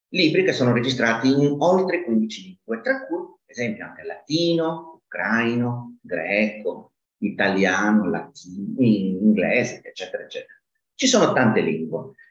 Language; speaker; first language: Italian; native; Italian